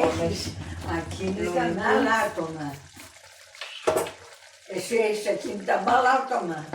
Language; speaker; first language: Greek; non-native, learner; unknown